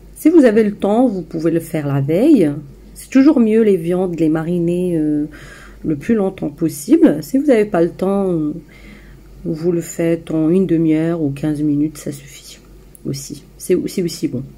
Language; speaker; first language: French; non-native, local second language; Arabic